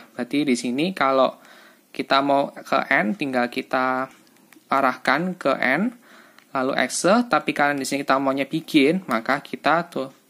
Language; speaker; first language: Indonesian; native; Indonesian